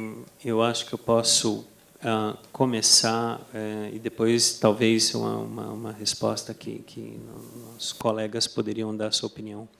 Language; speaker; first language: Portuguese; non-native, fluent; Spanish